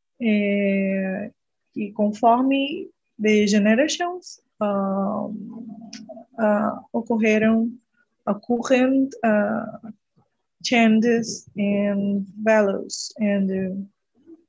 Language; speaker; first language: English; non-native, learner; Portuguese